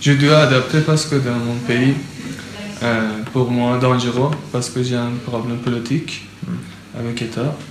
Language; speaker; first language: French; non-native, learner; Persian